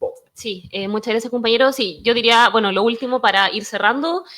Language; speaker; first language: Spanish; native; Spanish